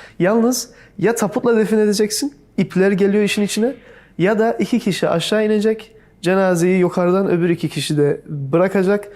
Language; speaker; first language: Turkish; early bilingual, heritage; Turkish